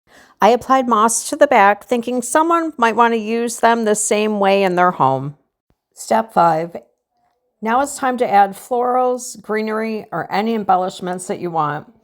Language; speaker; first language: English; native; English